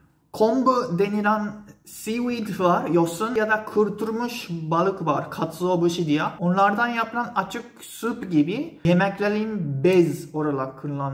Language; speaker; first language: Turkish; non-native, fluent; Japanese